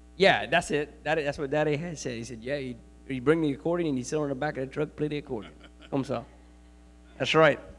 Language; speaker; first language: English; early bilingual, other home language; French